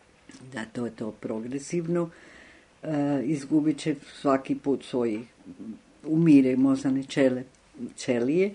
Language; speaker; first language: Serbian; non-native, fluent; Spanish